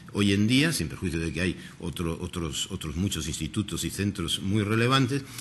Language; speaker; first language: Spanish; native; Spanish